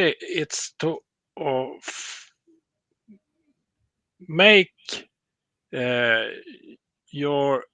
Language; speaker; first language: English; non-native, learner; Swedish